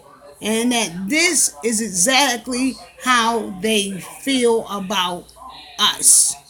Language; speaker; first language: English; native; English